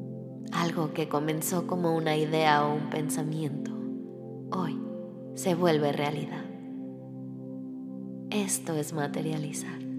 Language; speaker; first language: Spanish; native; Spanish